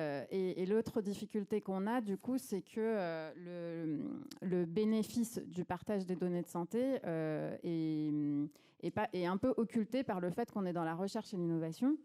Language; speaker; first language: French; native; French